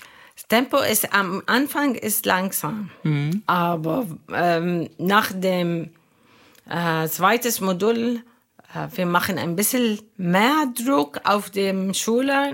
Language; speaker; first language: German; non-native, learner; Arabic